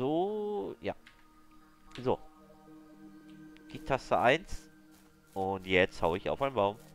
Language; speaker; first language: German; native; German